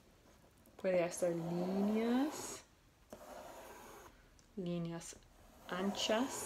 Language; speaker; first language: Spanish; non-native, fluent; English